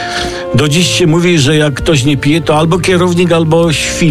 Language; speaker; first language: Polish; native; Polish